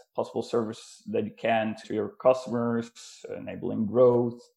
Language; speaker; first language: English; non-native, fluent; Dutch